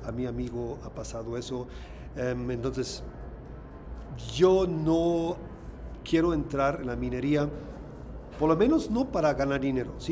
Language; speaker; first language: Spanish; non-native, fluent; German